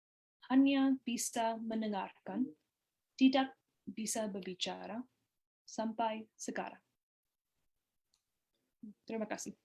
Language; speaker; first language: Indonesian; non-native, learner; English